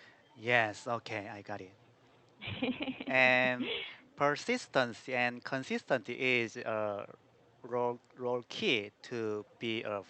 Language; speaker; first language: English; non-native, learner; Korean